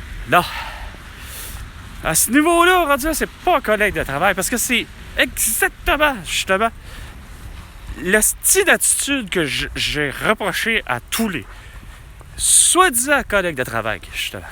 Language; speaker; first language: French; native; French